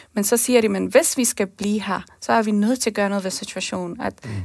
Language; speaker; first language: Danish; early bilingual, other home language; Persian